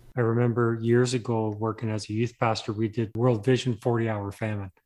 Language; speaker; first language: English; native; English